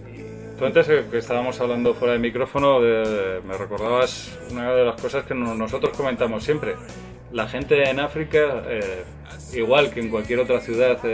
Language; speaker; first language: Spanish; native; Spanish